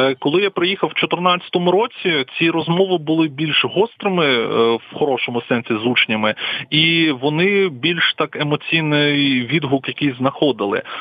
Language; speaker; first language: Ukrainian; non-native, local second language; Russian